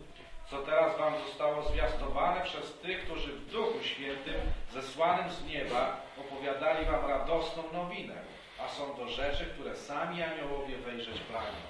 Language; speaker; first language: Polish; native; Polish